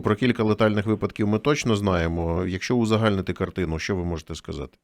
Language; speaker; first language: Ukrainian; native; Ukrainian